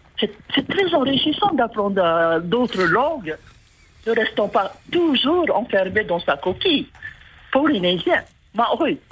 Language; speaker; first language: French; non-native, local second language; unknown